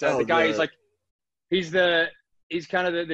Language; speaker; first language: English; native; English